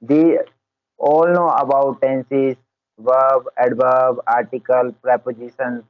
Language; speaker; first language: English; non-native, learner; Hindi